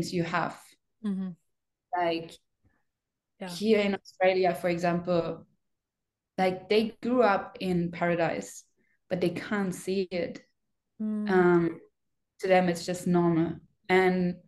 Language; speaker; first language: English; non-native, fluent; German